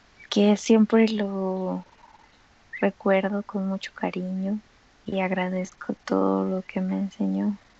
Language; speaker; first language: Spanish; native; Spanish